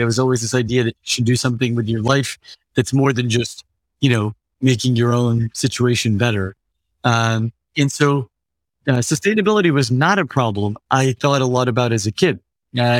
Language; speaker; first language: English; native; English